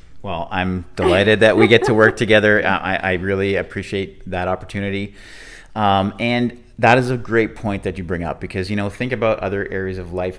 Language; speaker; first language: English; native; English